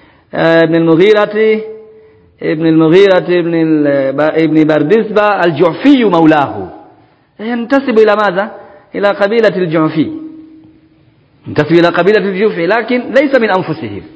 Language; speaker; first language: Arabic; non-native, fluent; Swahili